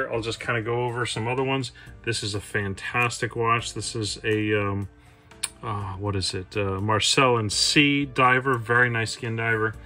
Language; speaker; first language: English; native; English